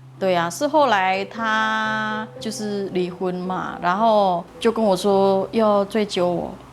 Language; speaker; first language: Chinese; non-native, fluent; Indonesian